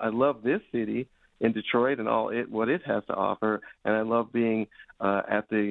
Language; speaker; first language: English; native; English